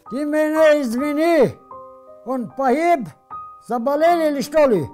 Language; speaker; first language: Russian; non-native, local second language; Armenian